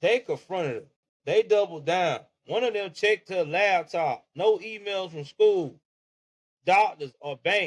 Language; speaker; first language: English; native; English